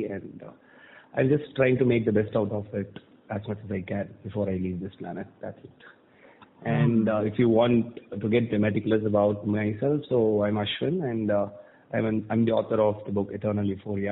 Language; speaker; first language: English; non-native, local second language; Tamil